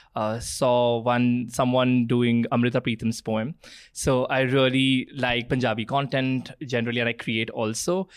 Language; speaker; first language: English; non-native, local second language; Punjabi